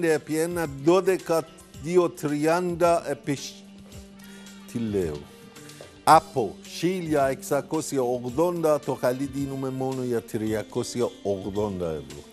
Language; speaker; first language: Greek; non-native, learner; Persian